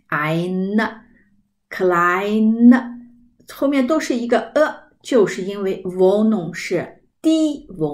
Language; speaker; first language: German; non-native, learner; Chinese